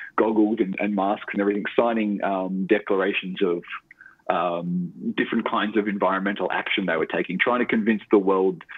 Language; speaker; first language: English; native; English